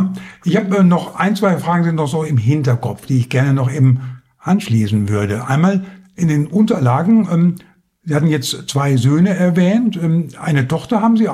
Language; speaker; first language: German; native; German